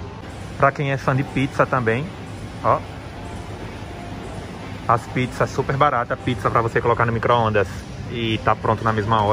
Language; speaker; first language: Portuguese; native; Portuguese